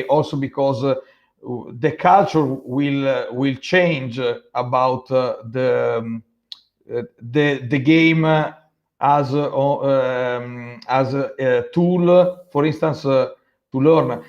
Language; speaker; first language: English; non-native, fluent; Italian